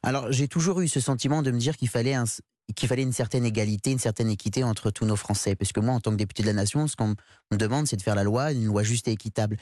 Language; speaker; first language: French; native; French